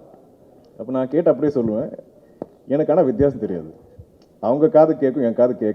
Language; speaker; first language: Tamil; non-native, local second language; Malayalam